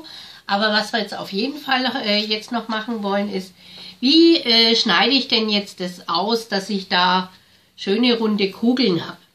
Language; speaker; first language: German; native; German